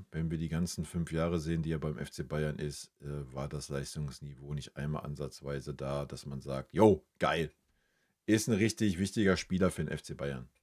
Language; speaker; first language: German; native; German